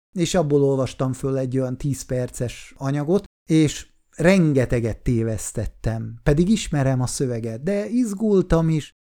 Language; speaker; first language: Hungarian; non-native, fluent; Swiss German